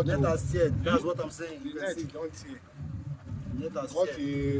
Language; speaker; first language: English; non-native, local second language; Yoruba